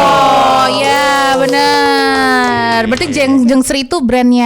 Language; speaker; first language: Indonesian; native; Indonesian